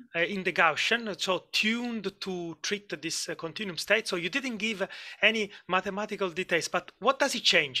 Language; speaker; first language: English; non-native, fluent; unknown